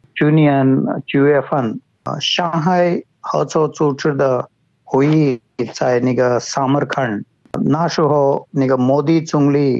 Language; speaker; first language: Chinese; non-native, fluent; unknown